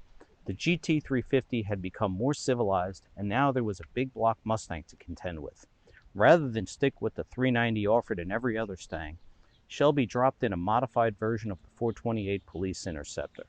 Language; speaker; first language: English; native; English